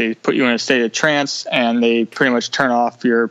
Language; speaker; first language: English; native; English